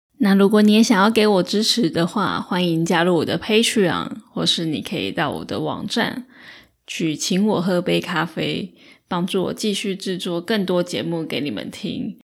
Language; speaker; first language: Chinese; native; Chinese